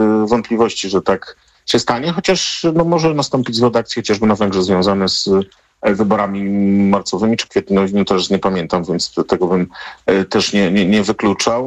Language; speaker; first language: Polish; native; Polish